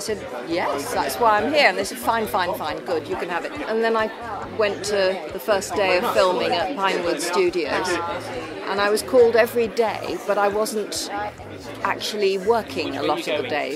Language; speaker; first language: English; native; English